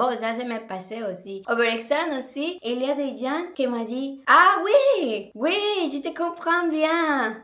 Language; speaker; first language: French; non-native, learner; Spanish